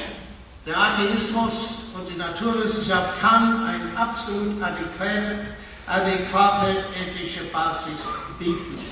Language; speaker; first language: German; non-native, fluent; English